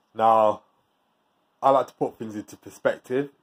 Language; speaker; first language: English; native; English